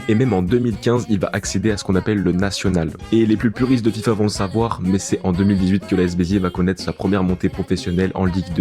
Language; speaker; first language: French; native; French